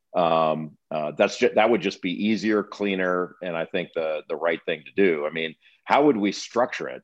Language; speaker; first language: English; native; English